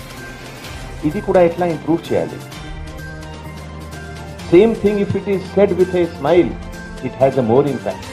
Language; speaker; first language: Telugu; non-native, fluent; Hindi